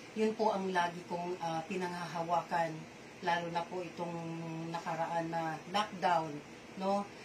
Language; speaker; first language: Filipino; non-native, local second language; Cebuano